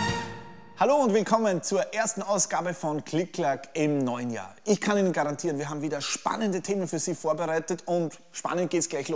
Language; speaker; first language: German; native; German